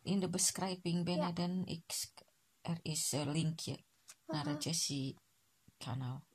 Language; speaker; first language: Dutch; non-native, learner; Indonesian